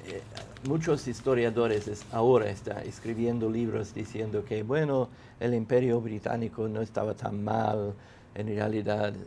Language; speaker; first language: Spanish; non-native, fluent; English